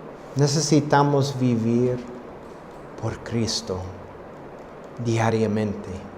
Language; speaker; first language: Spanish; non-native, fluent; English